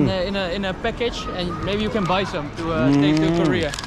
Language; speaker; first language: English; non-native, local second language; Dutch